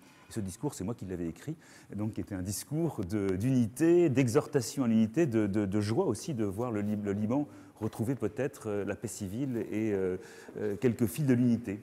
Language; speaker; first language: French; native; French